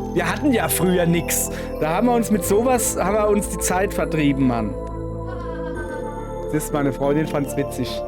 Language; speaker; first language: German; native; German